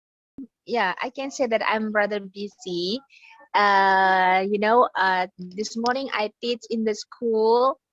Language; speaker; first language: English; non-native, learner; Indonesian